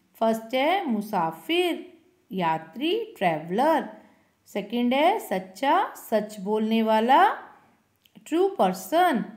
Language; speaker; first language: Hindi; non-native, local second language; Kannada